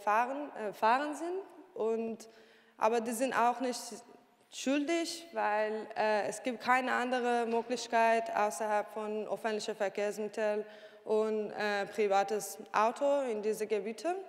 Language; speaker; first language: German; non-native, learner; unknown